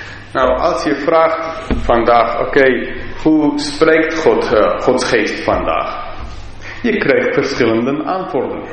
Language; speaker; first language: Dutch; non-native, fluent; English